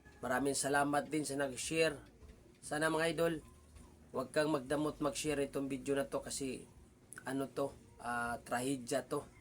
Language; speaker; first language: Filipino; non-native, local second language; Cebuano